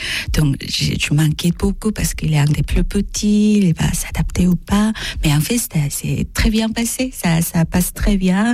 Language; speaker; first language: French; non-native, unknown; Korean